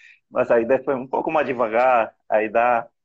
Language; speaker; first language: Portuguese; non-native, fluent; Spanish